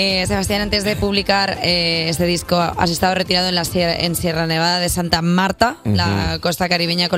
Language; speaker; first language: Spanish; native; Spanish